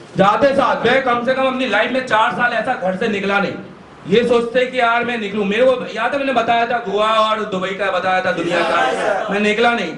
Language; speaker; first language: Hindi; native; Hindi